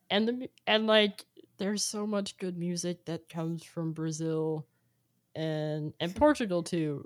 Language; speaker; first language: English; native; English